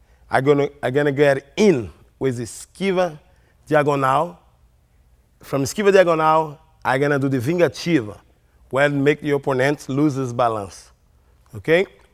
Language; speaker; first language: English; non-native, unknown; Portuguese